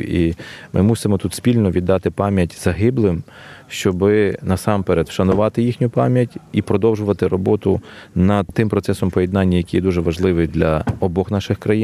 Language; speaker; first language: Ukrainian; native; Ukrainian